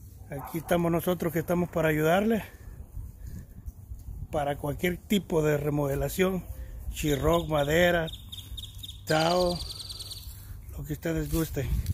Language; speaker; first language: Spanish; native; Spanish